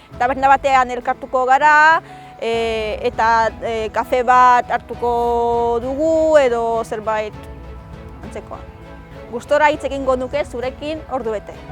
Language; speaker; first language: Basque; non-native, learner; Romanian